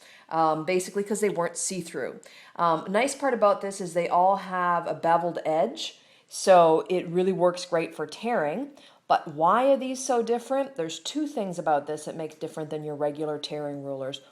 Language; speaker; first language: English; native; English